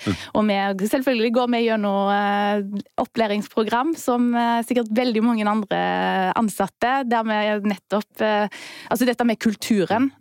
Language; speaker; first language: Norwegian; native; Norwegian